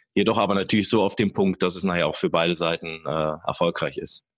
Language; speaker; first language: German; native; German